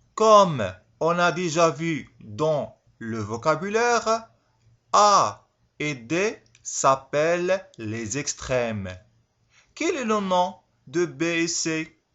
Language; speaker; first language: French; non-native, local second language; Arabic